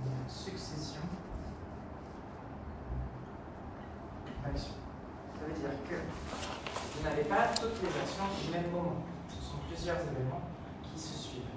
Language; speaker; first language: French; non-native, fluent; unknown